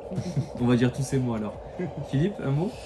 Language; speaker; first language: French; native; French